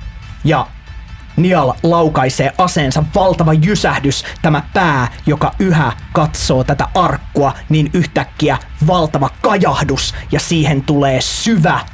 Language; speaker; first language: Finnish; native; Finnish